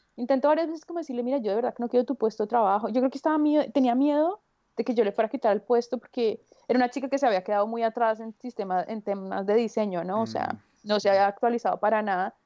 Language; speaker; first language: Spanish; native; Spanish